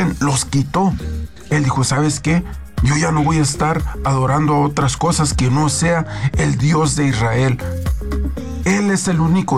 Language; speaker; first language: Spanish; native; Spanish